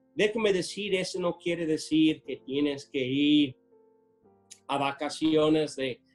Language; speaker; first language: Spanish; non-native, fluent; English